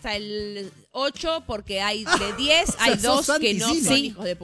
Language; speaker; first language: Spanish; native; Spanish